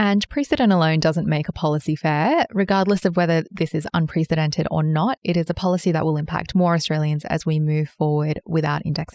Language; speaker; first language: English; native; English